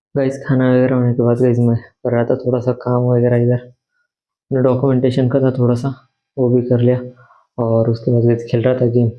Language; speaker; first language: Hindi; non-native, local second language; Marathi